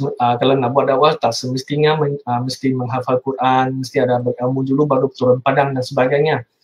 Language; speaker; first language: Malay; non-native, local second language; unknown